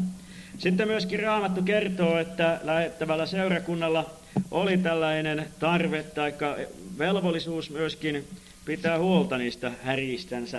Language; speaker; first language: Finnish; native; Finnish